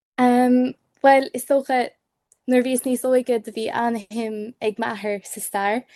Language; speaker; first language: Irish; native; Irish